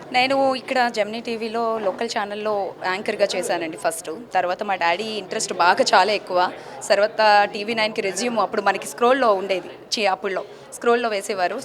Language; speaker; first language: Telugu; native; Telugu